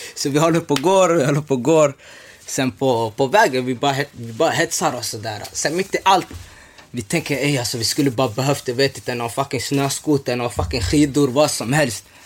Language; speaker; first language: Swedish; early bilingual, other home language; Somali